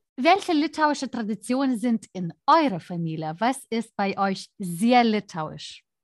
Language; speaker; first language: German; non-native, fluent; Lithuanian